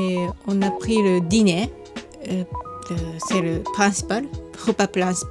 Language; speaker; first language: French; non-native, learner; Japanese